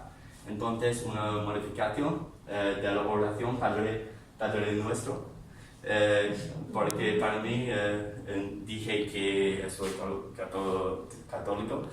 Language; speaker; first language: Spanish; non-native, learner; English